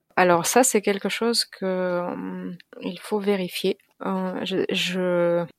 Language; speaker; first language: French; non-native, fluent; Russian